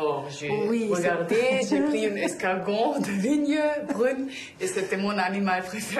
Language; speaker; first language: French; non-native, fluent; German